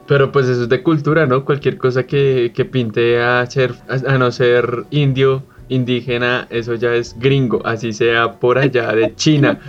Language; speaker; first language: Spanish; native; Spanish